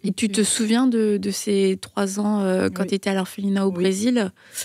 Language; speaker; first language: French; native; French